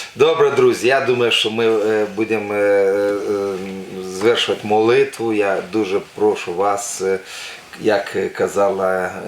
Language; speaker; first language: Ukrainian; non-native, local second language; Russian